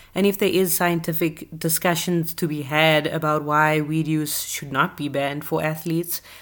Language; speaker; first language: English; native; English